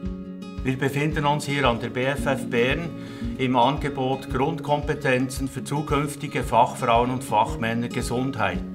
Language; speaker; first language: German; native; German